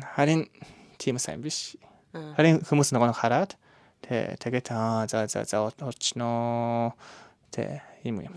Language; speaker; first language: Mongolian; non-native, learner; Japanese